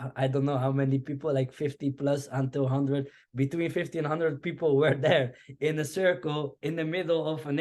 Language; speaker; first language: English; non-native, fluent; Dutch